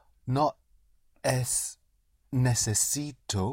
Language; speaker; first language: Spanish; non-native, learner; English